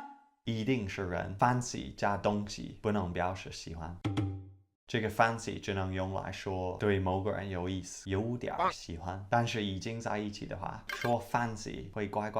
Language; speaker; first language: Chinese; non-native, fluent; English